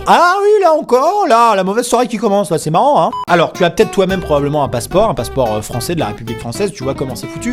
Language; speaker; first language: French; native; French